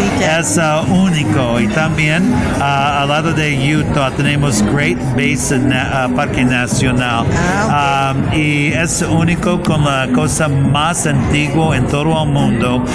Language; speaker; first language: Spanish; non-native, learner; English